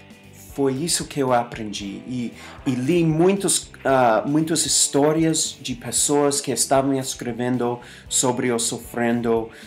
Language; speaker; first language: Portuguese; non-native, fluent; English